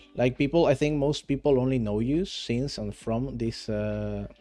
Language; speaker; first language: English; non-native, fluent; Spanish